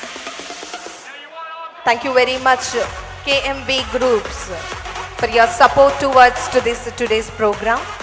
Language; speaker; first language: English; non-native, local second language; Telugu